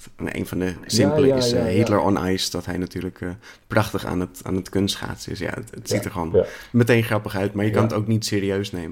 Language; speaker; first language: Dutch; native; Dutch